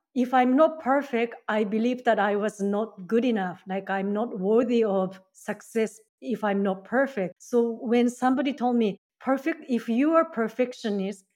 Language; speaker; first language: English; non-native, fluent; Japanese